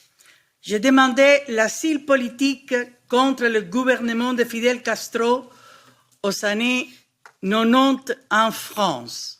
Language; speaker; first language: French; non-native, fluent; Spanish